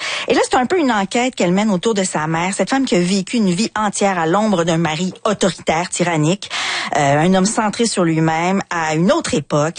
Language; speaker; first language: French; native; French